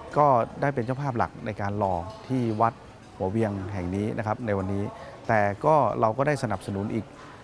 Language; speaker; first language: Thai; native; Thai